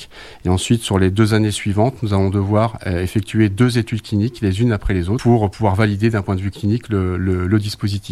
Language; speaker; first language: French; native; French